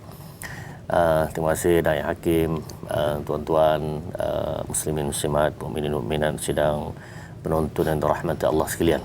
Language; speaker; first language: Malay; native; Malay